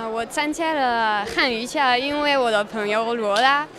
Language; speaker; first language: Chinese; non-native, learner; French